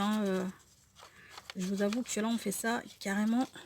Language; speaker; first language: French; native; French